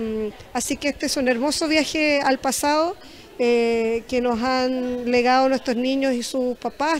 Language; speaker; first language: Spanish; native; Spanish